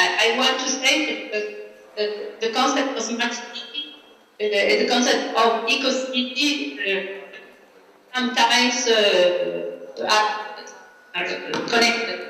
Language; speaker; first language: English; non-native, learner; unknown